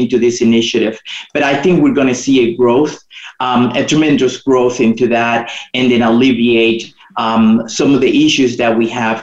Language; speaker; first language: English; non-native, fluent; Spanish